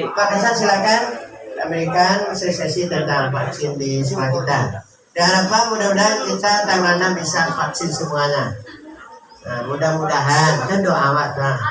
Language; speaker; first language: Indonesian; native; Indonesian